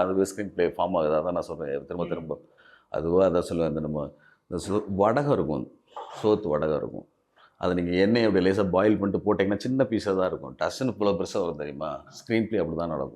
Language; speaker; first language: Tamil; native; Tamil